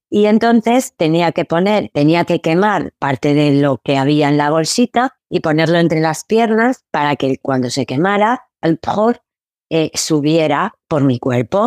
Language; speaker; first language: Spanish; early bilingual, other home language; Arabic